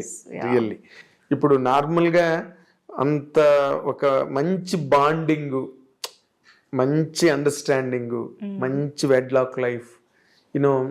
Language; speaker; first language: Telugu; native; Telugu